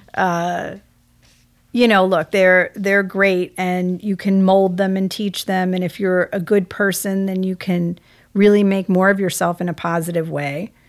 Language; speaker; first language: English; native; English